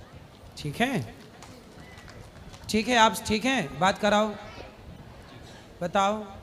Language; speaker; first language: Hindi; native; Hindi